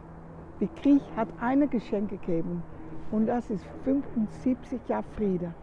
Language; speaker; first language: German; non-native, learner; Dutch